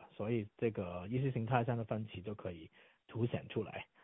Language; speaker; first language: Chinese; non-native, local second language; Cantonese